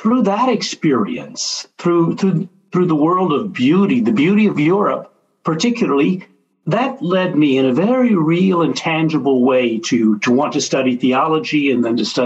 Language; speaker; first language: English; native; English